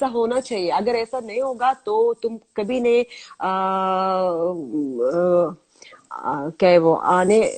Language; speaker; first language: Hindi; non-native, learner; Azerbaijani